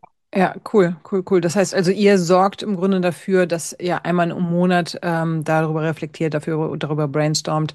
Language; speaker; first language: German; native; German